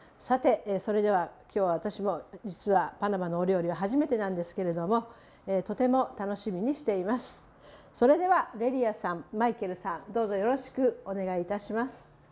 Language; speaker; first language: Japanese; native; Japanese